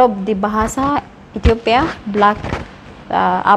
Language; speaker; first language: Indonesian; non-native, learner; Amharic